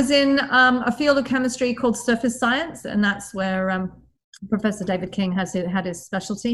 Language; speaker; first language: English; native; English